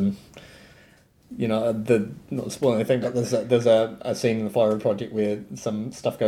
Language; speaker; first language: English; native; English